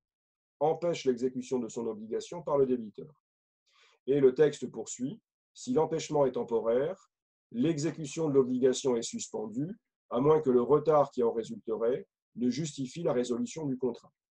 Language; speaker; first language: French; native; French